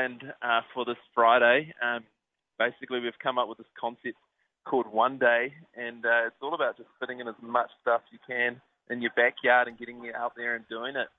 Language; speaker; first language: English; native; English